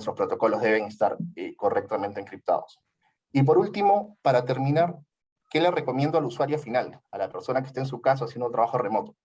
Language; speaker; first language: Spanish; native; Spanish